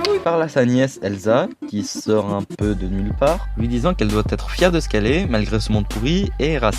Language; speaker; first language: French; native; French